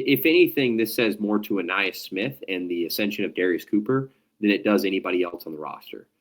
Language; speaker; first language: English; native; English